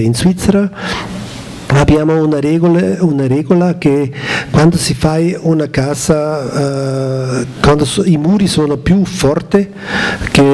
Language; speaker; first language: Italian; non-native, learner; German